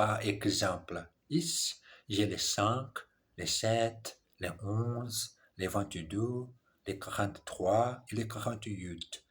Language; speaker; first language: French; non-native, learner; English